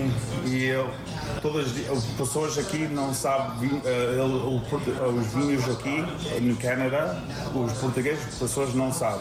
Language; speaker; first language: Portuguese; early bilingual, heritage; Portuguese